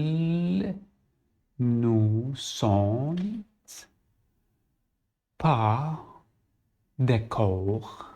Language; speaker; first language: French; non-native, learner; Arabic